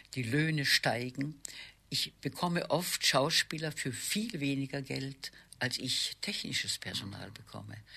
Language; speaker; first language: German; native; German